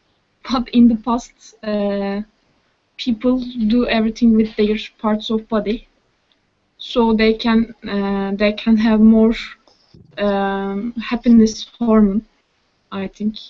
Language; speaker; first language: English; non-native, learner; Turkish